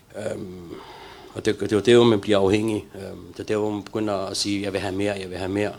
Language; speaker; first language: Danish; early bilingual, other home language; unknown